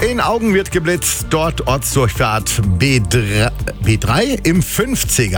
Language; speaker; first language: German; native; German